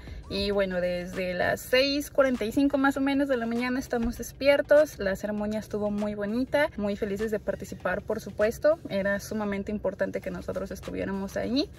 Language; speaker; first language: Spanish; native; Spanish